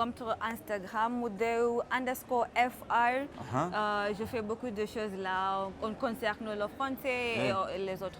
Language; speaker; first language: French; non-native, fluent; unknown